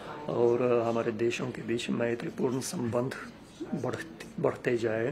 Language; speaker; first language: Hindi; non-native, fluent; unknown